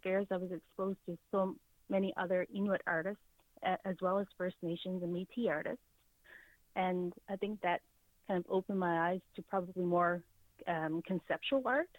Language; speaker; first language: English; native; English